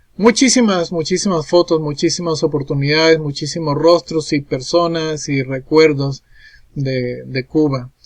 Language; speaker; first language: Spanish; native; Spanish